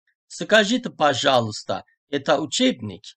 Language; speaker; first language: Russian; non-native, fluent; Turkish